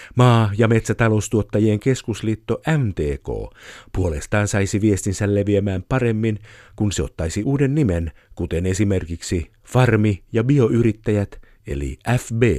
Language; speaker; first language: Finnish; native; Finnish